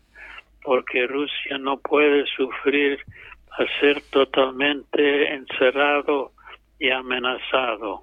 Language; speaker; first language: Spanish; non-native, fluent; English